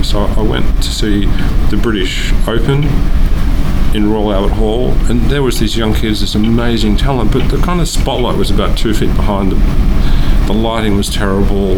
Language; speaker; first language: English; native; English